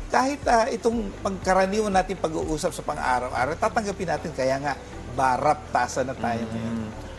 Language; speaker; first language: Filipino; native; Filipino